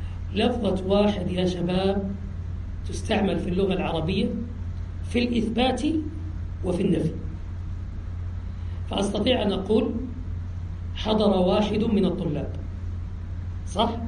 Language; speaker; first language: Arabic; native; Arabic